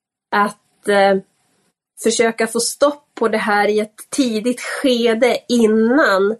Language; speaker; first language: Swedish; native; Swedish